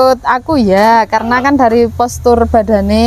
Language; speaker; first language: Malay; non-native, local second language; Javanese